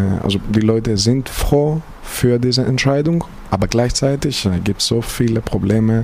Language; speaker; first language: German; non-native, fluent; Greek